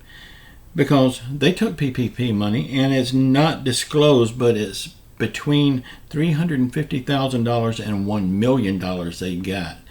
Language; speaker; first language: English; native; English